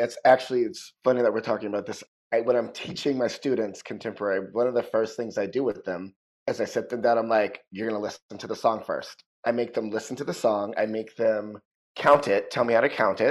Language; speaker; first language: English; native; English